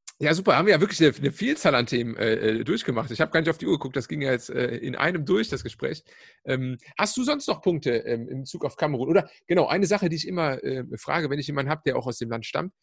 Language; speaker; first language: German; native; German